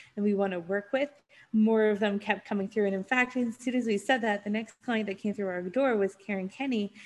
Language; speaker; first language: English; native; English